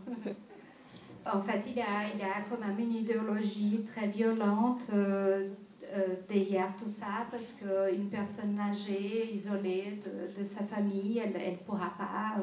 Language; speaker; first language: French; non-native, fluent; Portuguese